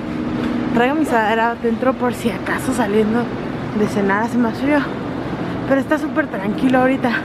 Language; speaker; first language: Spanish; native; Spanish